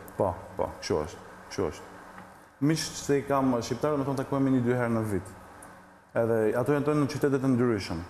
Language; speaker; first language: Albanian; early bilingual, heritage; Albanian